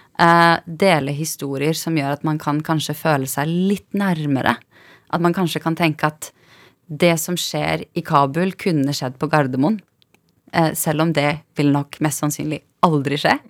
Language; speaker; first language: Norwegian; early bilingual, other home language; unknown